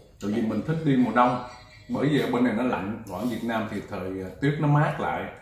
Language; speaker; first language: Vietnamese; early bilingual, heritage; Vietnamese